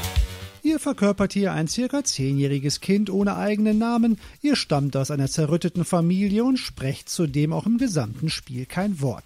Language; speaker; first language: German; native; German